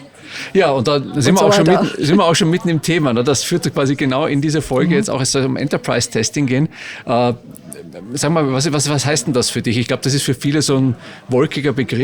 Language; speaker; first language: German; native; German